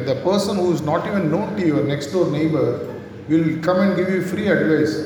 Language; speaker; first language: English; non-native, local second language; Tamil